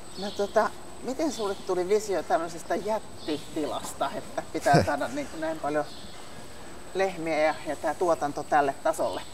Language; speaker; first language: Finnish; native; Finnish